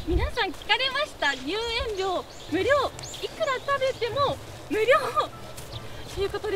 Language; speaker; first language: Japanese; native; Japanese